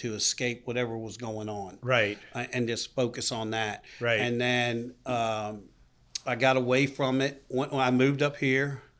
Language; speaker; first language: English; native; English